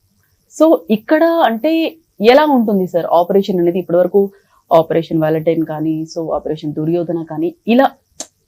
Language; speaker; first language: Telugu; native; Telugu